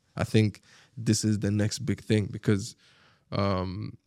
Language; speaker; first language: English; non-native, fluent; Arabic